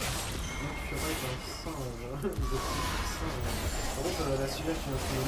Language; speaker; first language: French; native; French